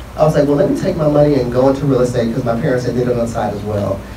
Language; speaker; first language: English; native; English